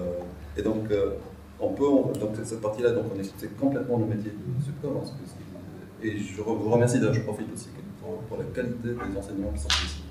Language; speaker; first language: French; non-native, local second language; Arabic